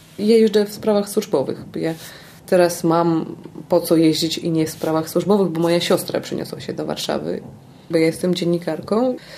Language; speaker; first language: Polish; non-native, fluent; Russian